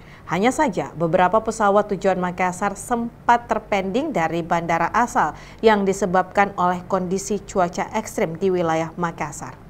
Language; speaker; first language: Indonesian; native; Indonesian